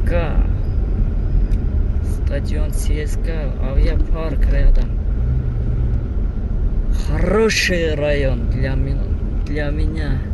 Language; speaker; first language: Russian; non-native, learner; Kyrgyz